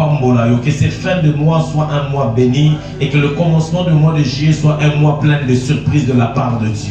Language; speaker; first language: French; non-native, local second language; Lingala